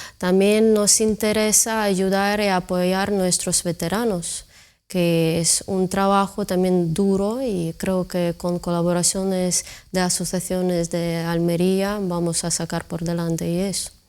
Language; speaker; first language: Spanish; non-native, fluent; Ukrainian